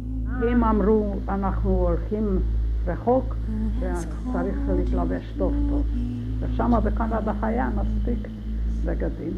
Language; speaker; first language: Hebrew; non-native, learner; Hungarian